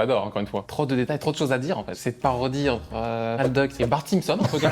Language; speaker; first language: French; native; French